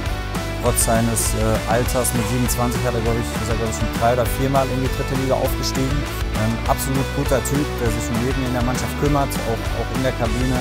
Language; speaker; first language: German; native; German